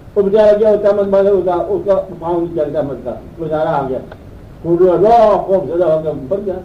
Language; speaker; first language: Urdu; non-native, local second language; Punjabi